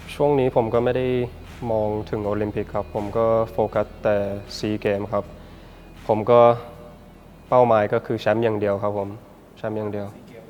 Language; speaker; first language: Thai; early bilingual, heritage; Thai